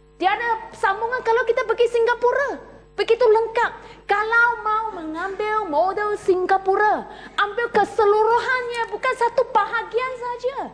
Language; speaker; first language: Malay; non-native, local second language; Chinese